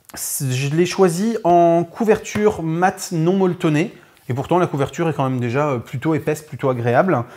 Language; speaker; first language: French; native; French